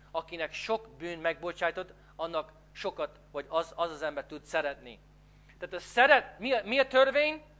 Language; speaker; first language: Hungarian; non-native, fluent; English